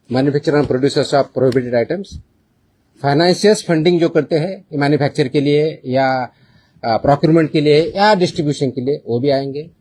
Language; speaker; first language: Hindi; non-native, local second language; Marathi